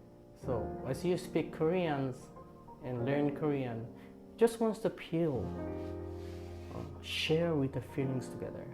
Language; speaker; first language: English; non-native, fluent; Korean